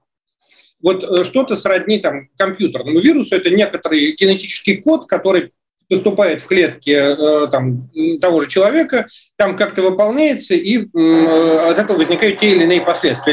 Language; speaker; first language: Russian; native; Russian